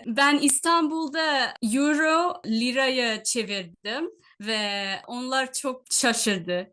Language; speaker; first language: Turkish; non-native, fluent; Telugu